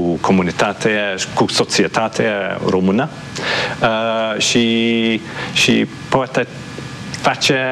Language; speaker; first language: Romanian; non-native, fluent; English